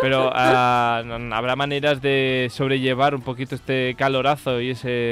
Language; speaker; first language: Spanish; native; Spanish